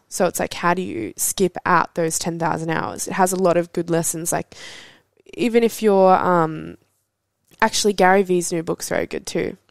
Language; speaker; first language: English; native; English